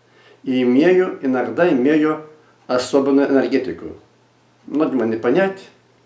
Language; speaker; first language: Russian; non-native, local second language; Lithuanian